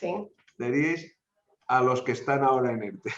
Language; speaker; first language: Spanish; native; Spanish